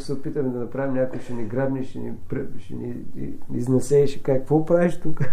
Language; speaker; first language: Bulgarian; native; Bulgarian